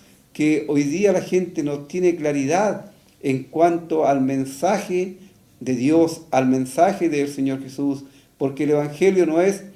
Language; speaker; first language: Spanish; native; Spanish